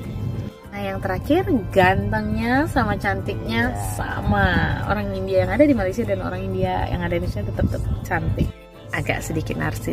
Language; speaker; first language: Indonesian; non-native, local second language; Tamil